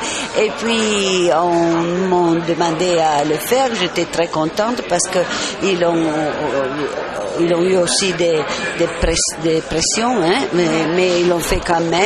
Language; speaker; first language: French; non-native, fluent; Italian